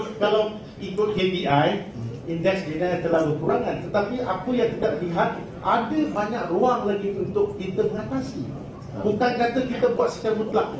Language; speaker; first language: Malay; non-native, local second language; Chinese